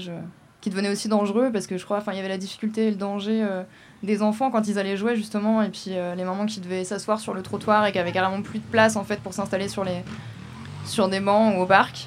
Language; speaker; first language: French; native; French